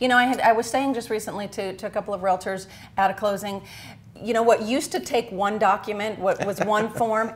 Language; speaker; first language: English; native; English